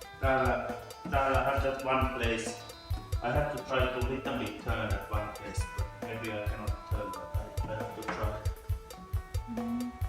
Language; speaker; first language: English; non-native, learner; Finnish